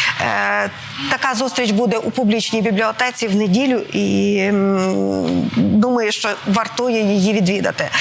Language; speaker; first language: Ukrainian; native; Ukrainian